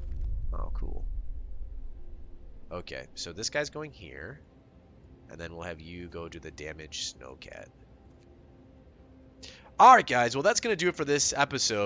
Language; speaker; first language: English; native; English